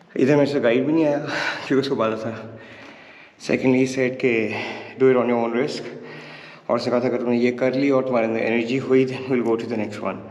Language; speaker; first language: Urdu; non-native, local second language; Punjabi